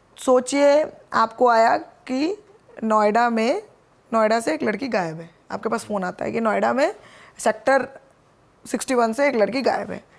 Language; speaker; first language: Hindi; non-native, local second language; Bangla